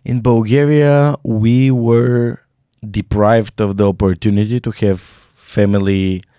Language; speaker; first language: English; non-native, fluent; Bulgarian